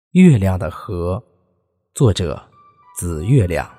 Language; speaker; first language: Chinese; native; Chinese